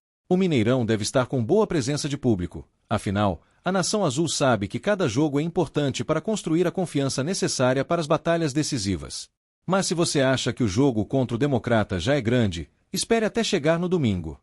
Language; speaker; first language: Portuguese; native; Portuguese